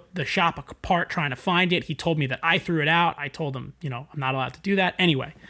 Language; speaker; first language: English; native; English